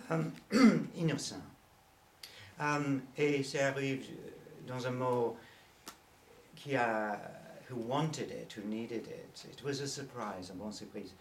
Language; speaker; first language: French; non-native, learner; English